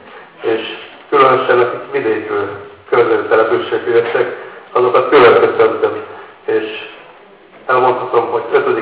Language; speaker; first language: Hungarian; native; Hungarian